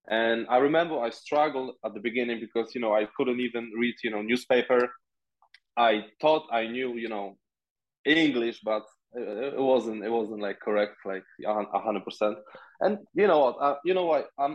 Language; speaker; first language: English; non-native, fluent; Polish